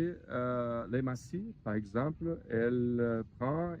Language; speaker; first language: French; non-native, learner; Portuguese